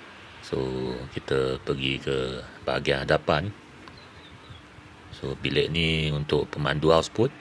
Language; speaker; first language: Malay; native; Malay